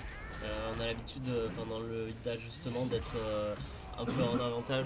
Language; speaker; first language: French; native; French